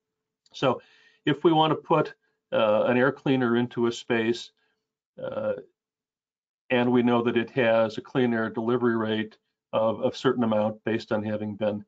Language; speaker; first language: English; native; English